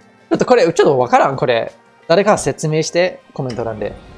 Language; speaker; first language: Japanese; non-native, fluent; English